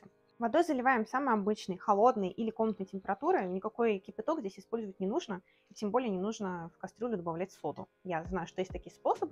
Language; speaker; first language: Russian; native; Russian